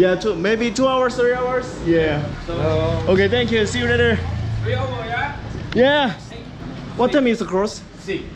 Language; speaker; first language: English; non-native, learner; Korean